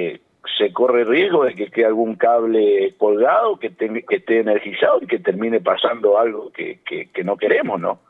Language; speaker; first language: Spanish; native; Spanish